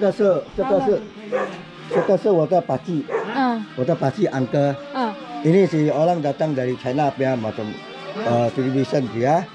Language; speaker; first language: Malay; non-native, local second language; Chinese